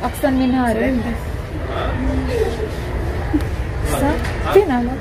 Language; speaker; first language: Arabic; non-native, learner; Filipino